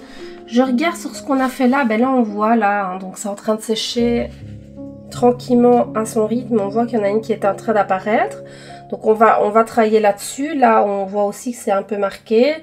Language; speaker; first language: French; native; French